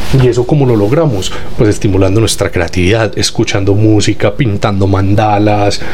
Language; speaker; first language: Spanish; native; Spanish